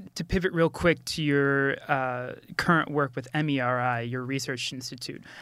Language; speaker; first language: English; native; English